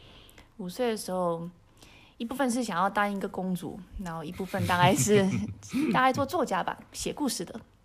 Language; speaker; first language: Chinese; early bilingual, heritage; Chinese